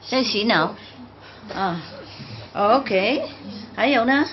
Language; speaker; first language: Chinese; non-native, fluent; Vietnamese